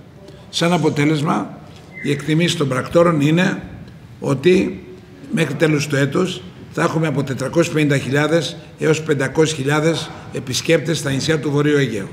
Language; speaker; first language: Greek; native; Greek